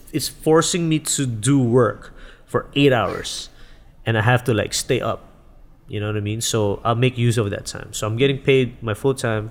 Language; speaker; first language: English; non-native, local second language; Filipino